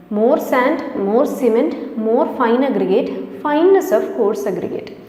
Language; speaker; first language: English; non-native, local second language; Malayalam